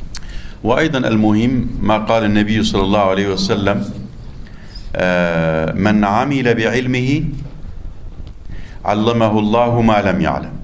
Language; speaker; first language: Arabic; non-native, fluent; Turkish